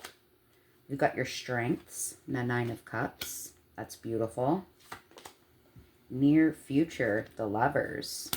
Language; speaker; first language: English; native; English